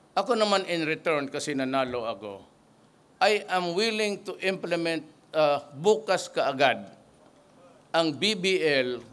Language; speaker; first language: Filipino; non-native, local second language; Cebuano